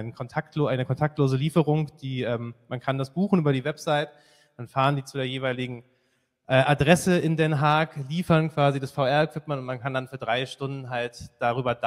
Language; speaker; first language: German; native; German